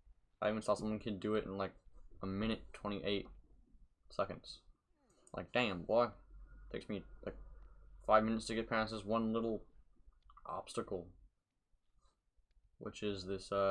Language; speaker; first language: English; native; English